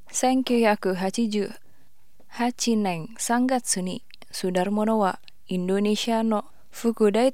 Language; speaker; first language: Japanese; non-native, fluent; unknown